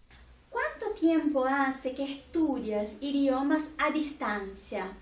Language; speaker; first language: Spanish; non-native, fluent; Portuguese